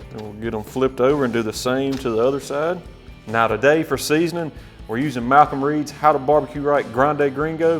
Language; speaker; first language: English; native; English